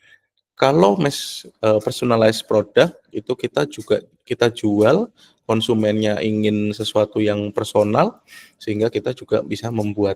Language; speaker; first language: Indonesian; native; Indonesian